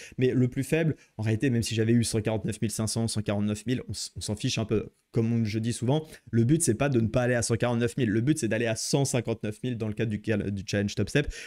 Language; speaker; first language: French; native; French